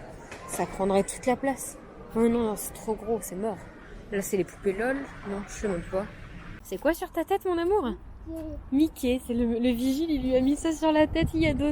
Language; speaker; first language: French; native; French